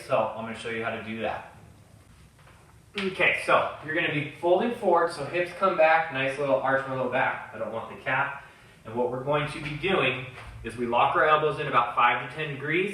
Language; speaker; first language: English; native; English